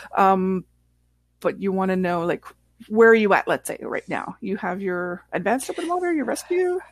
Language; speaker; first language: English; non-native, fluent; French